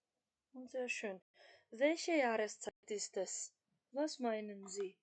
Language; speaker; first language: German; non-native, fluent; Macedonian